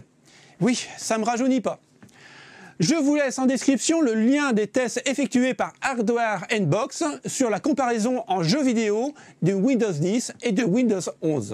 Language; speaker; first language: French; native; French